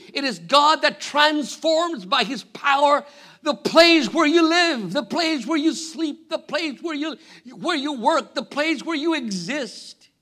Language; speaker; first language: English; non-native, fluent; Spanish